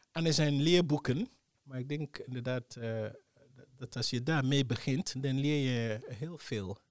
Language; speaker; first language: Dutch; non-native, fluent; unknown